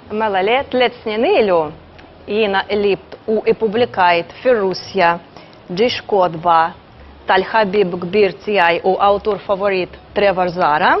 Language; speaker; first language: Maltese; non-native, fluent; Russian